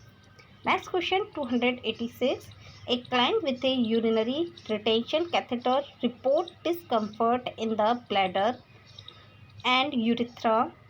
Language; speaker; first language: English; non-native, local second language; Hindi